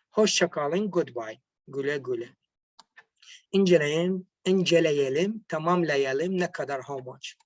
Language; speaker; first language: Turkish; non-native, fluent; Arabic